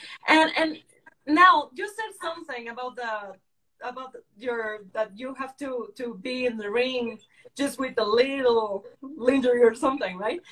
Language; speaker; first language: English; non-native, fluent; Spanish